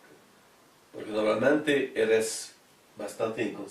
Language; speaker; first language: Spanish; non-native, fluent; French